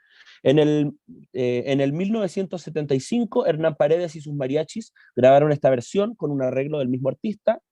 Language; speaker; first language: Spanish; native; Spanish